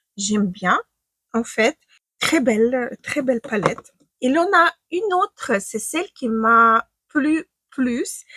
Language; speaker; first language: French; non-native, fluent; Ukrainian